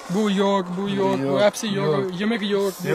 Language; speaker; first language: Turkish; non-native, learner; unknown